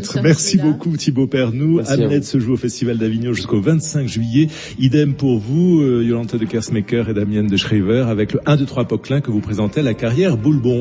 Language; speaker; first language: French; native; French